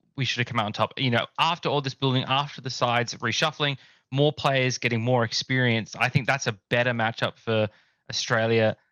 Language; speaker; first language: English; native; English